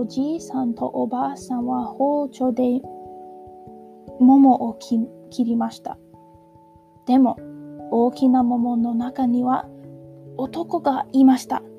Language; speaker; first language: Japanese; non-native, learner; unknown